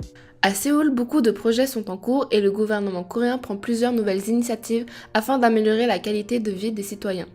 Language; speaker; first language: French; native; French